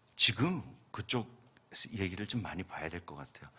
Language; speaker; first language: Korean; native; Korean